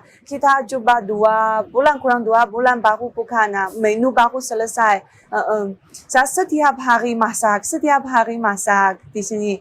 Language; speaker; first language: Indonesian; non-native, learner; Chinese